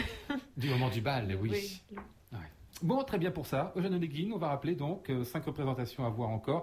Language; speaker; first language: French; native; French